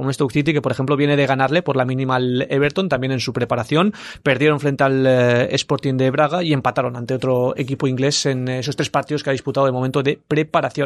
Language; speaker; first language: Spanish; native; Spanish